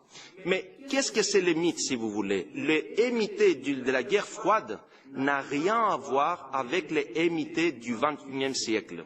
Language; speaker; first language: French; non-native, fluent; Greek